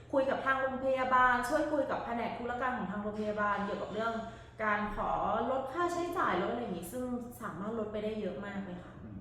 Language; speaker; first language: Thai; native; Thai